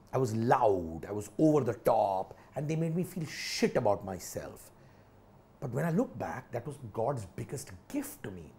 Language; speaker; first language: Hindi; native; Hindi